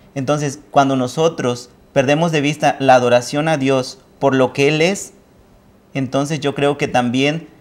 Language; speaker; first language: Spanish; native; Spanish